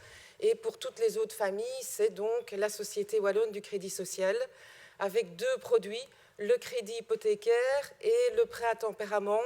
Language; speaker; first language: French; native; French